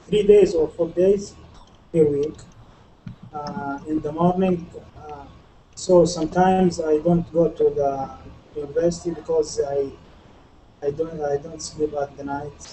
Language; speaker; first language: English; non-native, learner; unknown